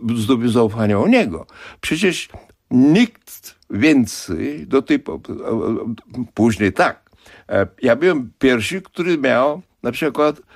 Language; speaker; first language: Polish; non-native, fluent; Kashmiri